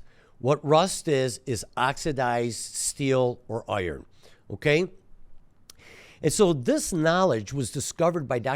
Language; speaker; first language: English; native; English